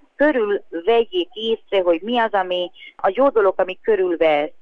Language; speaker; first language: Hungarian; non-native, fluent; Spanish